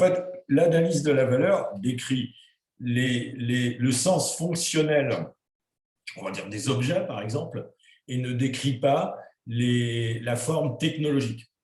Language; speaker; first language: French; native; French